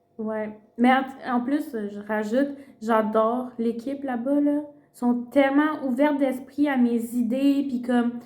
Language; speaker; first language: French; early bilingual, other home language; Spanish